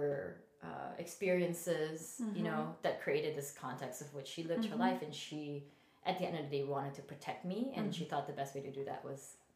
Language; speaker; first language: English; non-native, local second language; Filipino